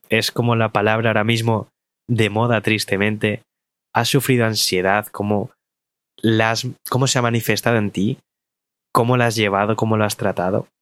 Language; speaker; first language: Spanish; native; Spanish